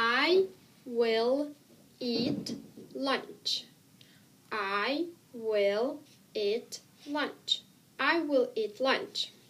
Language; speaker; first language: English; non-native, fluent; Russian